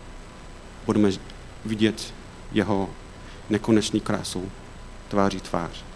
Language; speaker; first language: Czech; non-native, fluent; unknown